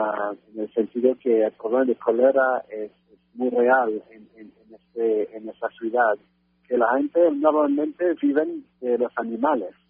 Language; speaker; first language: Spanish; non-native, fluent; French